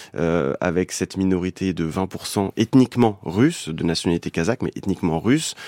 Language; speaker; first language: French; native; French